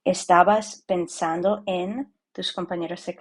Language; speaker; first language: Spanish; non-native, fluent; English